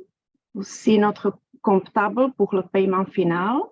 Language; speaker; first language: French; non-native, fluent; Czech